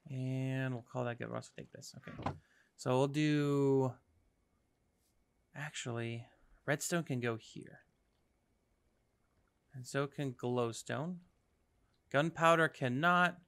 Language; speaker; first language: English; native; English